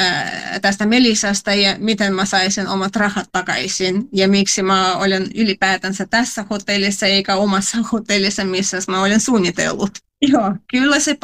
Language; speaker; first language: Finnish; non-native, fluent; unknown